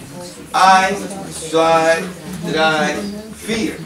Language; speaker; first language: German; non-native, learner; Spanish